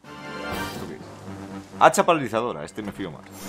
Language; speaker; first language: Spanish; native; Spanish